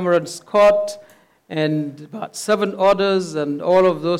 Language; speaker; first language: English; non-native, local second language; Hausa